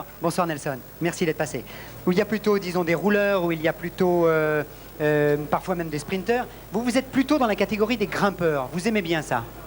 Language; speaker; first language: French; native; French